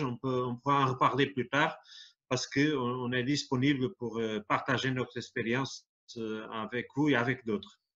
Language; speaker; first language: French; non-native, fluent; Portuguese